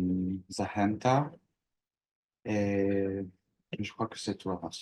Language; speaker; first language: French; non-native, learner; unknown